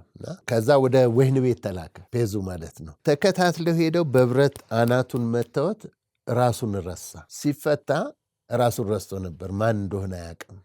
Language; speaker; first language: Amharic; native; Amharic